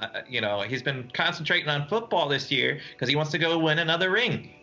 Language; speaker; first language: English; native; English